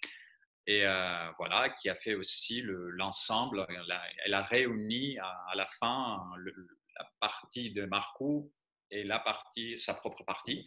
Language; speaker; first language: French; non-native, fluent; Greek